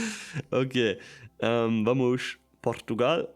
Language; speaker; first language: Portuguese; non-native, learner; German